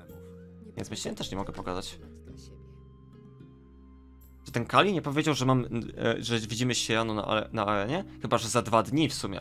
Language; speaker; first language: Polish; native; Polish